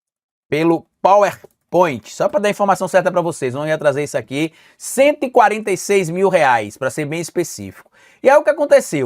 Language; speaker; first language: Portuguese; native; Portuguese